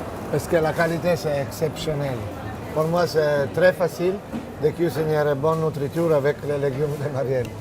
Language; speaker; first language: French; non-native, fluent; Italian